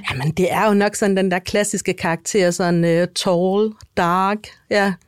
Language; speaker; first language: Danish; native; Danish